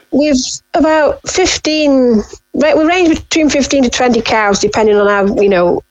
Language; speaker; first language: English; native; English